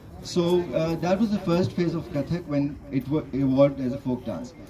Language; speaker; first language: English; non-native, local second language; Pashto